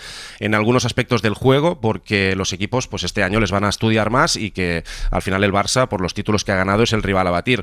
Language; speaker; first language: Spanish; native; Spanish